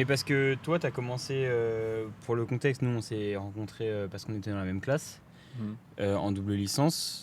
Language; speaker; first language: French; native; French